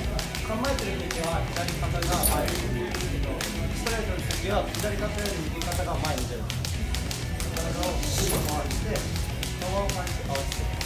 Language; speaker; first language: Japanese; native; Japanese